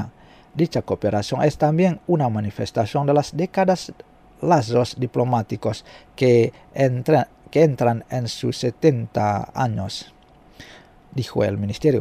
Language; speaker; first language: Spanish; non-native, fluent; Indonesian